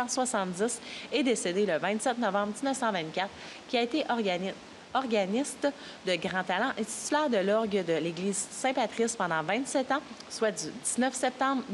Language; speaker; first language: French; native; French